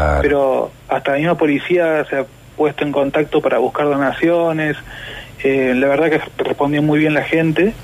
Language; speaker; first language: Spanish; native; Spanish